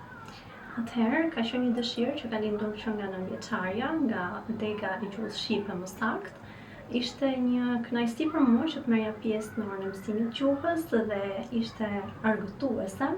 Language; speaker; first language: Albanian; native; Albanian